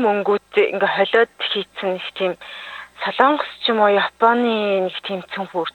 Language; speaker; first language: Mongolian; native; Mongolian